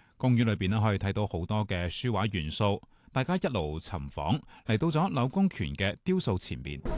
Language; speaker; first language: Chinese; non-native, local second language; Cantonese